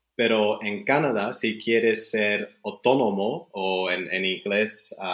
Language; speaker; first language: Spanish; non-native, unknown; Dutch